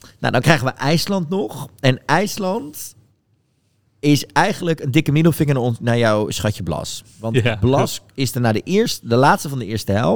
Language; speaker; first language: Dutch; native; Dutch